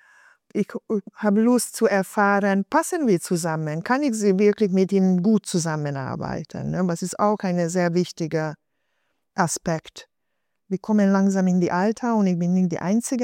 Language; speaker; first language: German; non-native, fluent; Hungarian